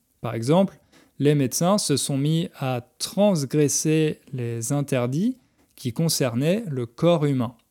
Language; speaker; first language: French; native; French